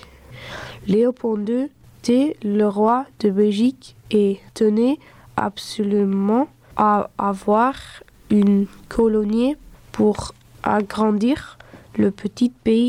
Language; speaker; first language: French; early bilingual, other home language; Dutch